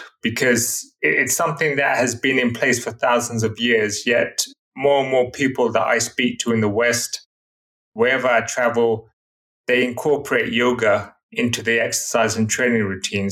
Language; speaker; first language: English; native; English